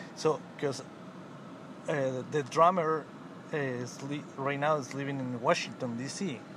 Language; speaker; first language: English; non-native, learner; Spanish